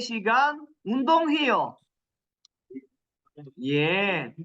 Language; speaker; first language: Korean; non-native, fluent; Kyrgyz